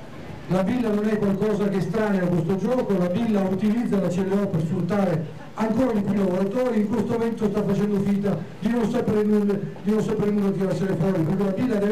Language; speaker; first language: Italian; native; Italian